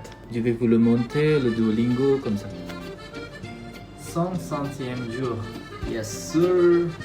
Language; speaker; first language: French; non-native, learner; Indonesian